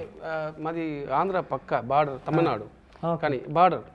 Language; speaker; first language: Telugu; non-native, learner; Tamil